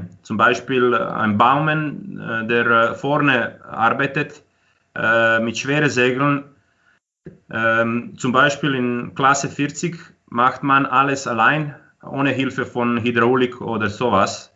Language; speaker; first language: German; non-native, fluent; Croatian